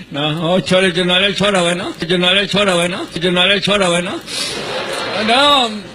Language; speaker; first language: Burmese; non-native, local second language; Karen languages